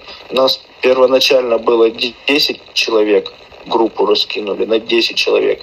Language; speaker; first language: Russian; native; Russian